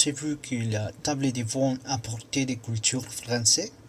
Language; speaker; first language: French; non-native, learner; Spanish